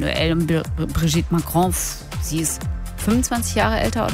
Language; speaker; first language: German; native; German